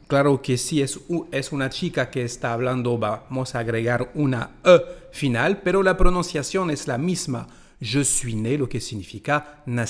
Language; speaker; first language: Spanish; non-native, fluent; French